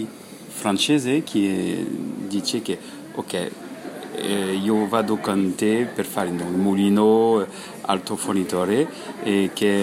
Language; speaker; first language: Italian; non-native, learner; French